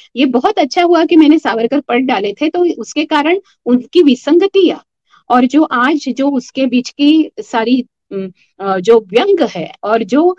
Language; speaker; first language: Hindi; non-native, local second language; Marathi